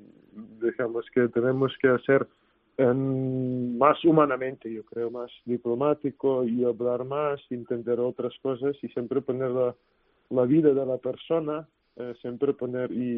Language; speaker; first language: Spanish; non-native, fluent; Ukrainian